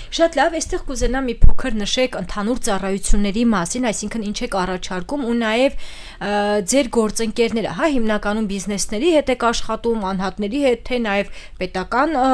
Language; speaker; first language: Armenian; native; Armenian